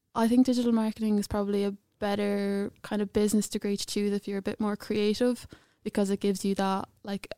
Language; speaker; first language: English; native; English